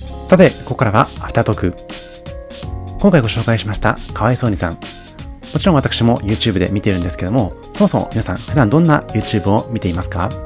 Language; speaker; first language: Japanese; native; Japanese